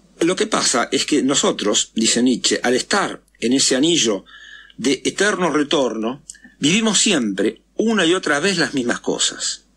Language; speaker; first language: Spanish; native; Spanish